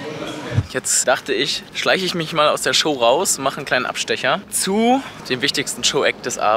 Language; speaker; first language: German; native; German